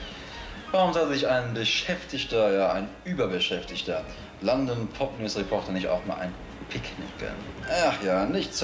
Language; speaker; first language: German; native; German